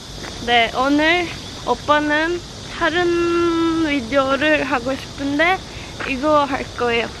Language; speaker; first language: Korean; non-native, learner; Turkish